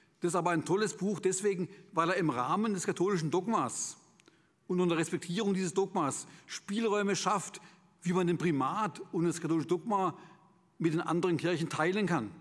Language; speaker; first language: German; native; German